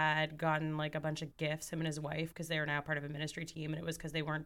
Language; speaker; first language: English; native; English